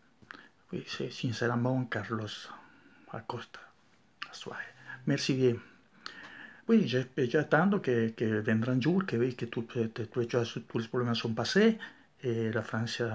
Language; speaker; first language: French; non-native, learner; Spanish